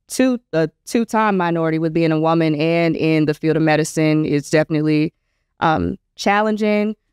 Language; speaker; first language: English; native; English